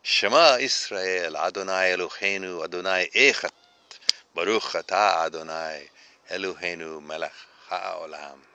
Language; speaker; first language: Urdu; non-native, fluent; English